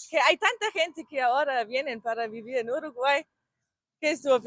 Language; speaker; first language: Spanish; non-native, learner; German